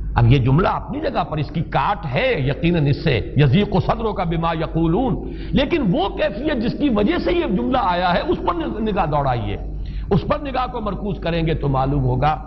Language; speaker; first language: Urdu; native; Urdu